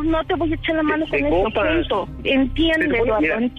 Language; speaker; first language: Spanish; native; Spanish